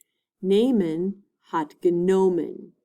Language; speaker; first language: German; non-native, fluent; English